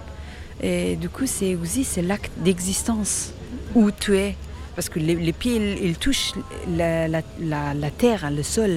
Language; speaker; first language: French; non-native, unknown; Persian